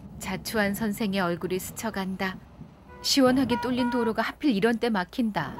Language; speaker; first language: Korean; native; Korean